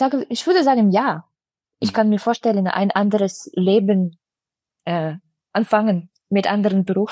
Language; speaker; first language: German; non-native, fluent; Russian